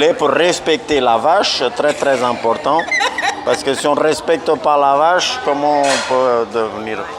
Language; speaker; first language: French; native; French